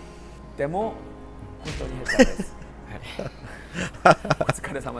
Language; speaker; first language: Japanese; non-native, fluent; Korean